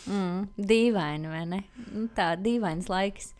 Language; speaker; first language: Latvian; native; Latvian